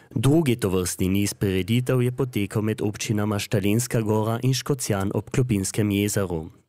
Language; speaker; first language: Slovenian; native; Slovenian